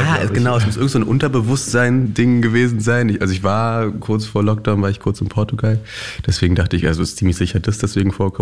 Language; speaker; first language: German; native; German